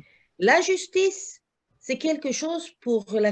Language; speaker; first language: French; non-native, learner; Croatian